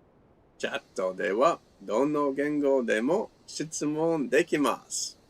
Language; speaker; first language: Japanese; non-native, fluent; English